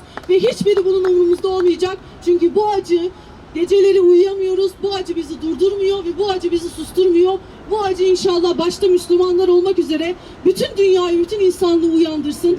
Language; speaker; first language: Turkish; native; Turkish